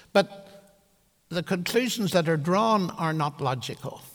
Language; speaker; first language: English; native; English